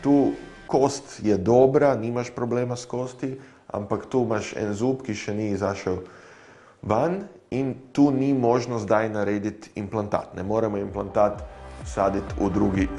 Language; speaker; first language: Slovenian; non-native, learner; Croatian